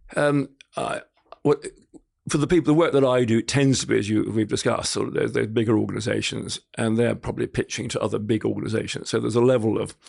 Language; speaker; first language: English; native; English